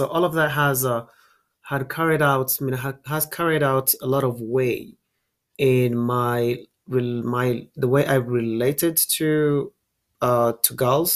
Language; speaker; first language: English; non-native, local second language; Kinyarwanda